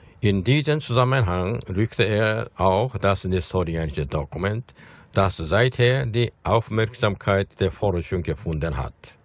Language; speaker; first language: German; non-native, fluent; Korean